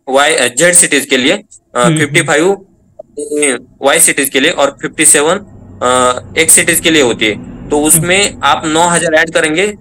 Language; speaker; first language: Hindi; non-native, local second language; Marathi